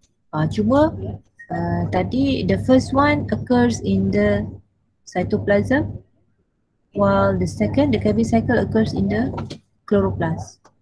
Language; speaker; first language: English; non-native, local second language; Malay